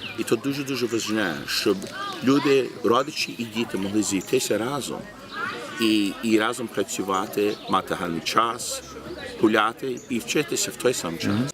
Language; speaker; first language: Ukrainian; early bilingual, heritage; Ukrainian